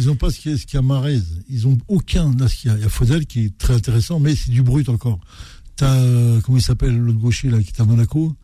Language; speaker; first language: French; native; French